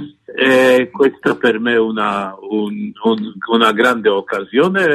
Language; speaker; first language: Italian; non-native, fluent; Polish